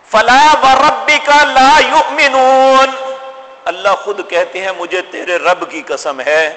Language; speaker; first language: Urdu; non-native, local second language; Punjabi